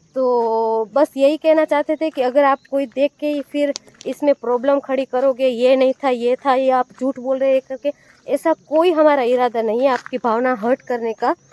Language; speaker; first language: Hindi; non-native, local second language; Gujarati